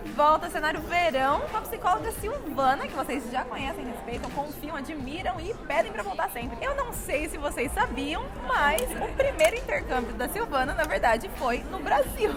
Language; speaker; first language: Portuguese; native; Portuguese